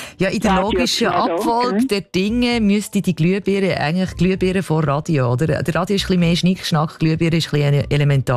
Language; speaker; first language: German; native; German